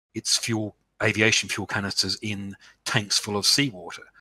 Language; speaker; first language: English; native; English